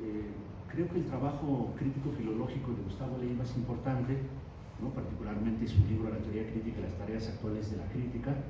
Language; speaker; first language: Spanish; native; Spanish